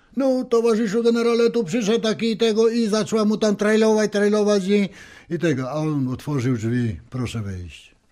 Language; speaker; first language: Polish; native; Polish